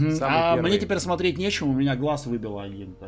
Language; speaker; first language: Russian; native; Russian